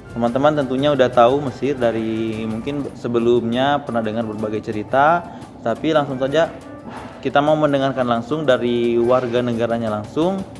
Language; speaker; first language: Indonesian; native; Indonesian